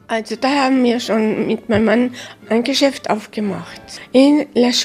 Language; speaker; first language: German; early bilingual, heritage; German